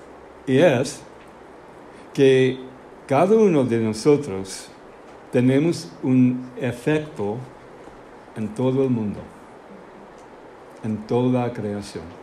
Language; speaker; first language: Spanish; non-native, fluent; English